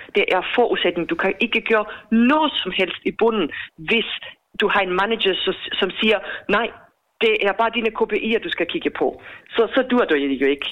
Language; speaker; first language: Danish; non-native, fluent; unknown